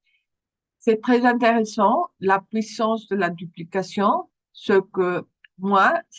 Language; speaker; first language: French; non-native, fluent; Spanish